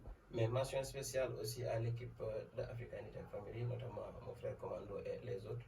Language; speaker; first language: French; native; French